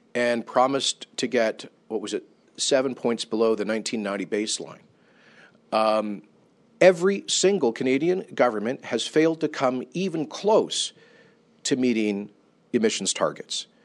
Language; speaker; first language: English; native; English